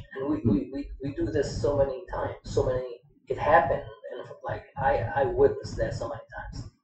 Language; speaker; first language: English; non-native, fluent; Arabic